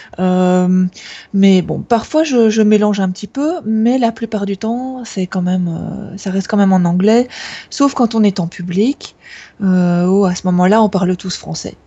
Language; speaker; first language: French; native; French